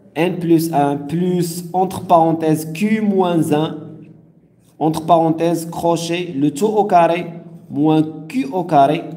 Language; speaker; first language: French; non-native, local second language; Arabic